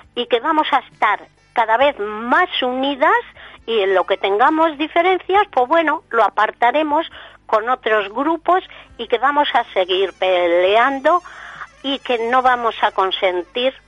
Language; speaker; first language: Spanish; native; Spanish